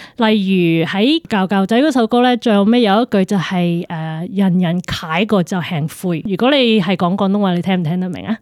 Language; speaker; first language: Cantonese; early bilingual, heritage; Cantonese